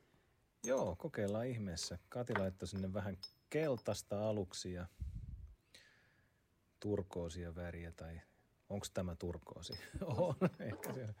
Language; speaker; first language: Finnish; native; Finnish